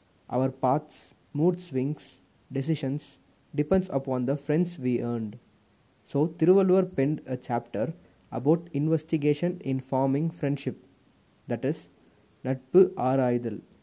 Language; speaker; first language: English; non-native, local second language; Tamil